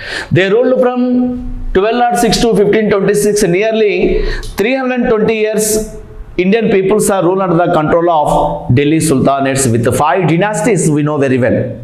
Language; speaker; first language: English; non-native, local second language; Telugu